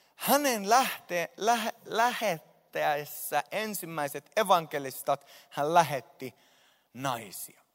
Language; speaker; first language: Finnish; native; Finnish